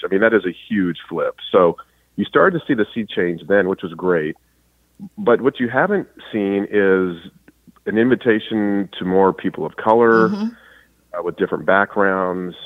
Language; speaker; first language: English; native; English